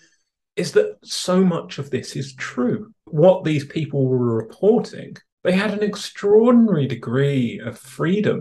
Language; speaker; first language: English; native; English